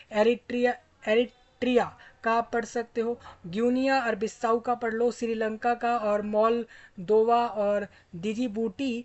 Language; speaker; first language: Hindi; native; Hindi